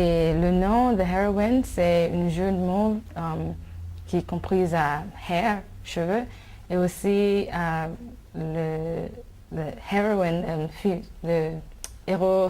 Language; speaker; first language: French; non-native, fluent; English